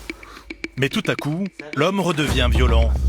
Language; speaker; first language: French; native; French